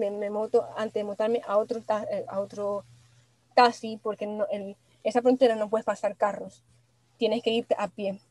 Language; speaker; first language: Spanish; native; Spanish